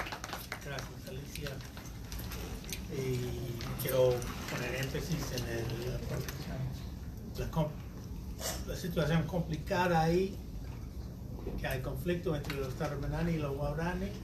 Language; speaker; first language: Spanish; non-native, fluent; English